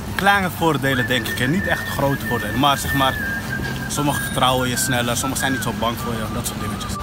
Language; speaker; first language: Dutch; early bilingual, other home language; Arabic